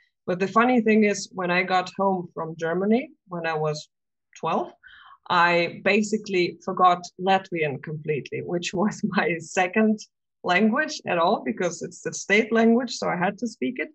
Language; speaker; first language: English; non-native, fluent; Russian